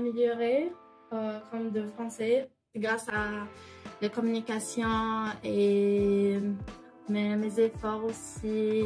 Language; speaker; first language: French; non-native, learner; Arabic